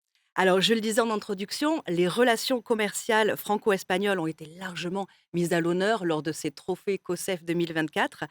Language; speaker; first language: French; native; French